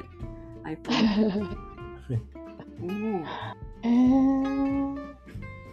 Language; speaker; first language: English; non-native, fluent; Japanese